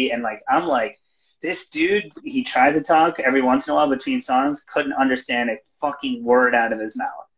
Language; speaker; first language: English; native; English